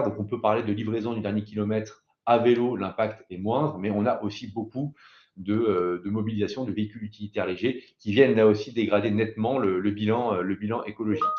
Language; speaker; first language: French; native; French